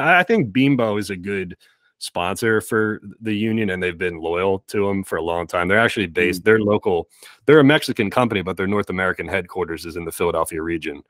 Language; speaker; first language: English; native; English